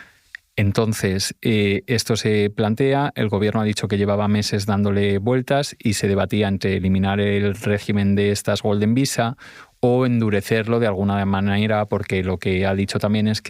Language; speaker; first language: Spanish; native; Spanish